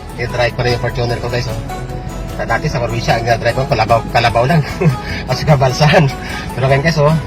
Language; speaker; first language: Filipino; native; Filipino